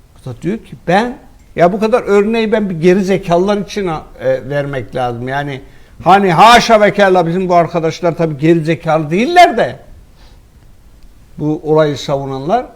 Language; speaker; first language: Turkish; native; Turkish